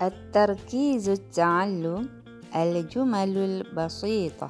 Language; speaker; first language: Arabic; non-native, fluent; Malay